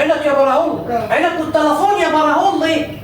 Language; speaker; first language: Arabic; native; Arabic